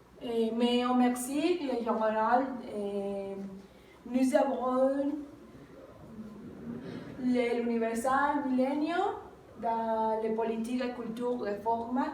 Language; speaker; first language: French; non-native, learner; Spanish